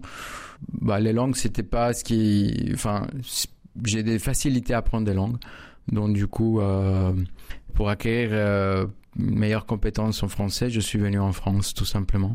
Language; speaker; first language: French; non-native, fluent; Spanish